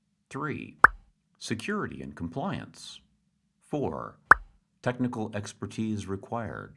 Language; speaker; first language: English; native; English